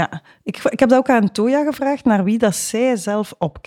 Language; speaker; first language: Dutch; native; Dutch